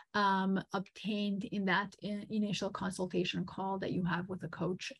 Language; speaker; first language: English; non-native, fluent; Serbian